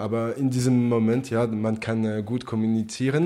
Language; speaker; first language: German; non-native, local second language; French